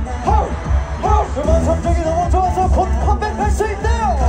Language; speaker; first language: Korean; native; Korean